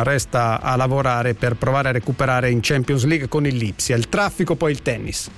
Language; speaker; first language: Italian; native; Italian